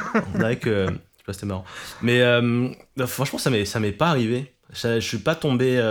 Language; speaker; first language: French; early bilingual, other home language; Cantonese